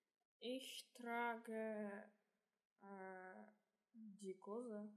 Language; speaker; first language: German; non-native, learner; Russian